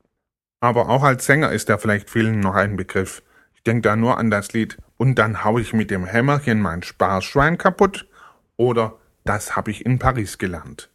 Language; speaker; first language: German; native; German